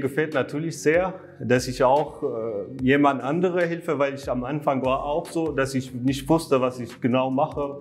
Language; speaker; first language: German; non-native, fluent; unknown